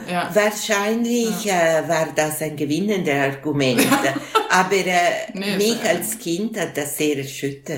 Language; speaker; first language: German; non-native, local second language; Italian